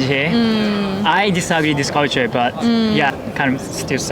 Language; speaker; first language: English; non-native, learner; Japanese